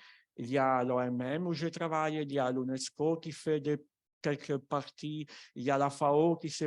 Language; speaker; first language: French; non-native, fluent; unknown